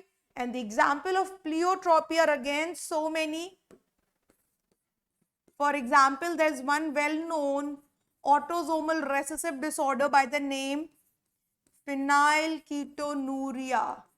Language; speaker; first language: English; non-native, local second language; Hindi